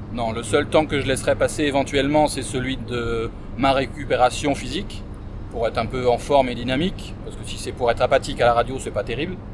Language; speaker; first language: French; native; French